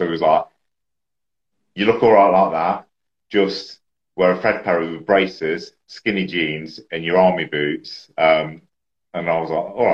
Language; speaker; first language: English; native; English